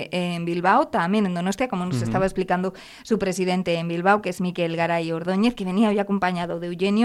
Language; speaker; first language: Spanish; native; Spanish